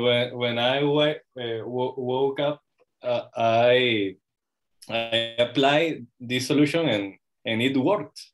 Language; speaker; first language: English; non-native, learner; Spanish